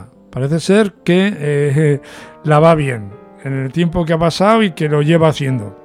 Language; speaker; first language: Spanish; native; Spanish